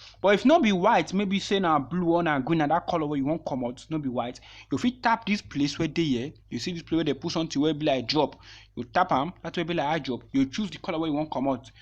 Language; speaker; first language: Nigerian Pidgin; non-native, local second language; Yoruba